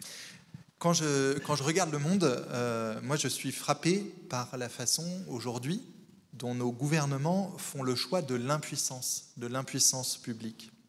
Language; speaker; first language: French; native; French